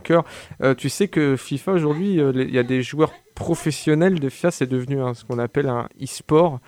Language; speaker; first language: French; native; French